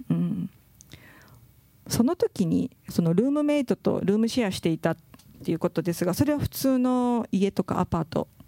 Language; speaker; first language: Japanese; native; Japanese